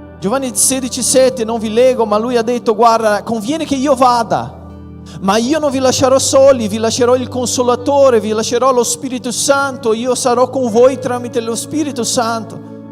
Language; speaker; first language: Italian; non-native, fluent; Portuguese